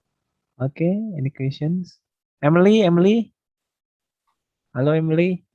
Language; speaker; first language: English; non-native, fluent; Indonesian